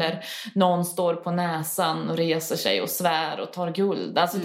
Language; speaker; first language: Swedish; native; Swedish